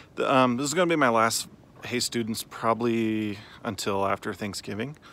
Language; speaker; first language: English; native; English